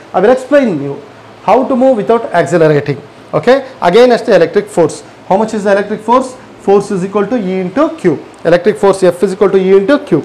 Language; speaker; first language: English; non-native, local second language; Kannada